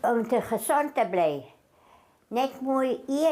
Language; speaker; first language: Afrikaans; non-native, local second language; German